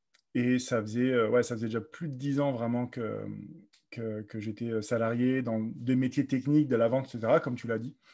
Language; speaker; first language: French; native; French